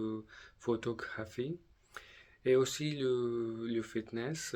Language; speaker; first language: French; non-native, learner; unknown